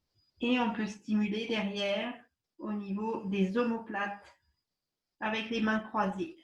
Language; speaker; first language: French; native; French